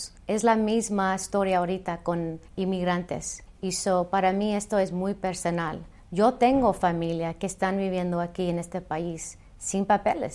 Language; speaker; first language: Spanish; early bilingual, heritage; Spanish